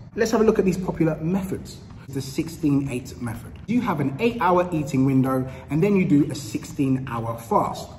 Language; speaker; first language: English; native; English